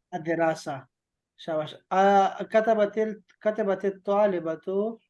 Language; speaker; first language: Arabic; non-native, fluent; Urdu